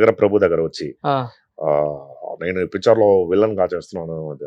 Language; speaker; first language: Telugu; non-native, fluent; Tamil